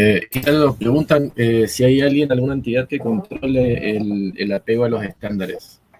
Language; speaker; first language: Spanish; native; Spanish